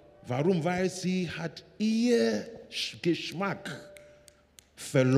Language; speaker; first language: German; non-native, learner; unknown